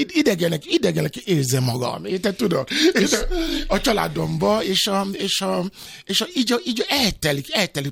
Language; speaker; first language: Hungarian; non-native, fluent; Yoruba